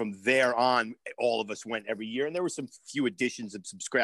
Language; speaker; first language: English; native; English